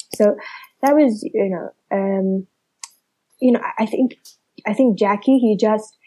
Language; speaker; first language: English; early bilingual, other home language; Chinese